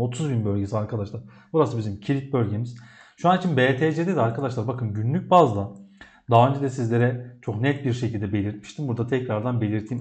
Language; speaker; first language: Turkish; native; Turkish